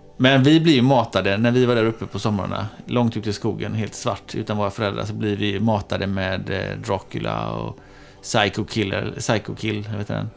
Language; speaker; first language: Swedish; native; Swedish